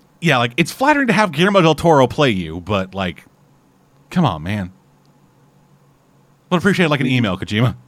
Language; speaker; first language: English; native; English